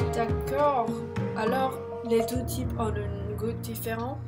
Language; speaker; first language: French; non-native, learner; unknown